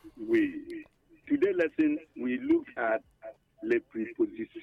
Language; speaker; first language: French; non-native, learner; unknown